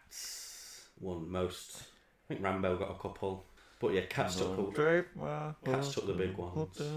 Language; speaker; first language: English; native; English